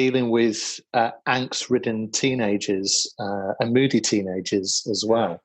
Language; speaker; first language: English; native; English